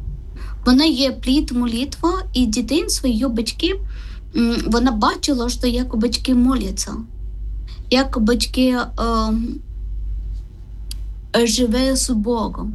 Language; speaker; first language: Ukrainian; non-native, learner; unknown